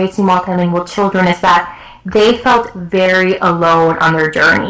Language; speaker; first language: English; early bilingual, other home language; Spanish